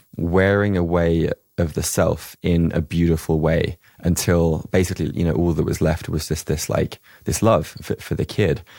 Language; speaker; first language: English; native; English